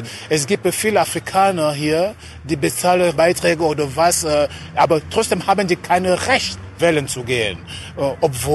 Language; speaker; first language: German; non-native, fluent; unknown